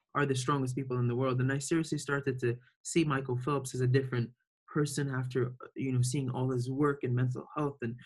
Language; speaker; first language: English; early bilingual, other home language; Arabic